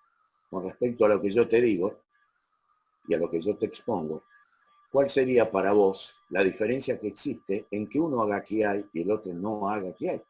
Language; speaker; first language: Spanish; native; Spanish